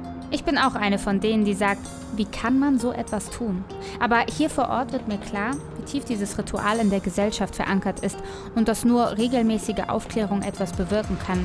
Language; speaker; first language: German; native; German